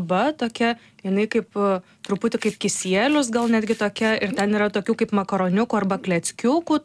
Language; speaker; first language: Lithuanian; native; Lithuanian